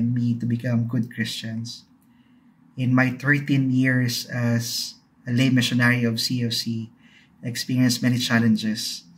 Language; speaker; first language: English; non-native, local second language; Bikol